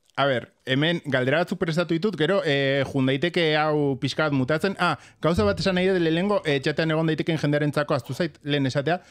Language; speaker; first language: Basque; native; Basque